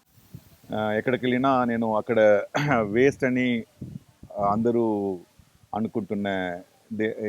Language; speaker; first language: Telugu; non-native, fluent; Tamil